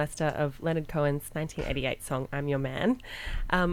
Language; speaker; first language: English; native; English